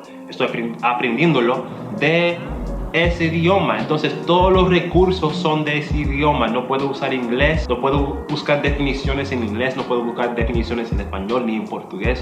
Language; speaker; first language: Spanish; non-native, fluent; English